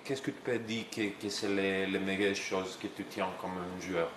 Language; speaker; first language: French; non-native, learner; Greek